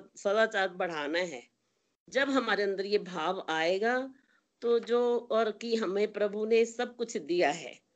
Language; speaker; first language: Hindi; native; Hindi